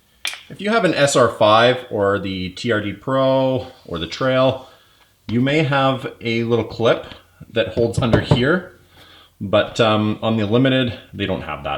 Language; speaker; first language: English; native; English